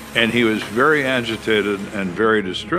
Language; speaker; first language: English; native; English